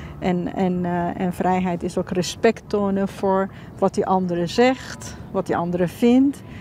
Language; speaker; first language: Dutch; non-native, fluent; Persian